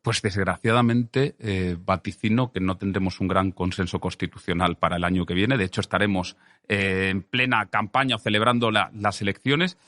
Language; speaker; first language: Spanish; native; Spanish